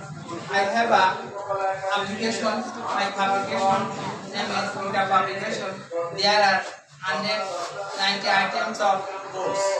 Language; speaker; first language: English; non-native, local second language; Bangla